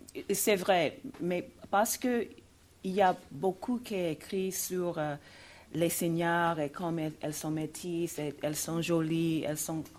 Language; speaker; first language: French; non-native, fluent; English